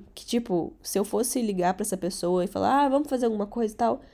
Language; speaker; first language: Portuguese; early bilingual, other home language; Catalan